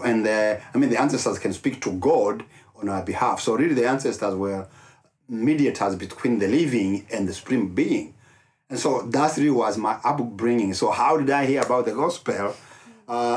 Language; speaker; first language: English; non-native, local second language; Kinyarwanda